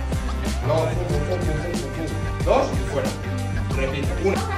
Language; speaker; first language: Spanish; native; Spanish